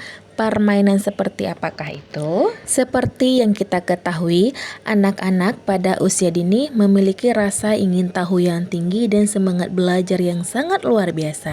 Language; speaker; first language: Indonesian; native; Indonesian